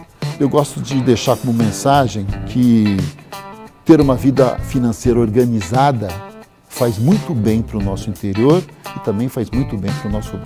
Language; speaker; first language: Portuguese; native; Portuguese